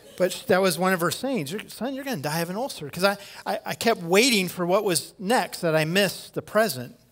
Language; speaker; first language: English; native; English